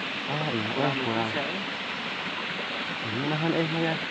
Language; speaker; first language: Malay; non-native, local second language; Sundanese